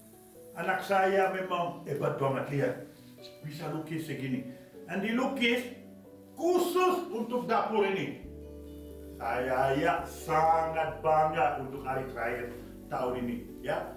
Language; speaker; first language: Indonesian; non-native, fluent; French